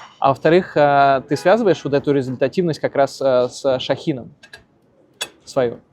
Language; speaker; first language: Russian; native; Russian